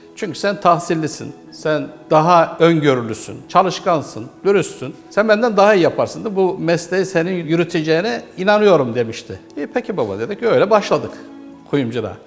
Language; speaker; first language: Turkish; native; Turkish